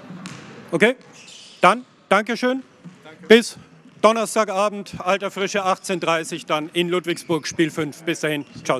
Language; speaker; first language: German; native; German